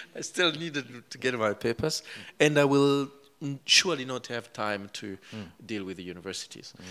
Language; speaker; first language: English; non-native, local second language; Kinyarwanda